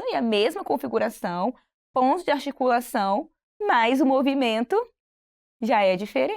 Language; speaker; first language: Portuguese; native; Portuguese